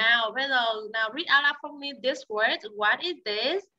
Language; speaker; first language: English; non-native, learner; Vietnamese